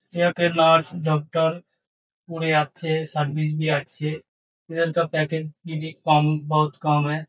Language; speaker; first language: Hindi; non-native, local second language; Bangla